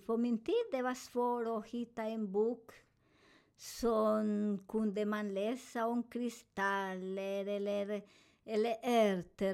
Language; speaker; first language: Swedish; non-native, learner; Spanish